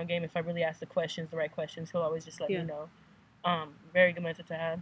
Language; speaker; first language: English; native; English